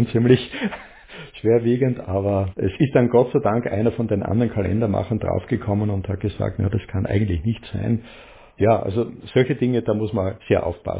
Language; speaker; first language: German; native; German